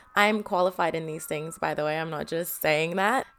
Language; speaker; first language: English; non-native, fluent; Indonesian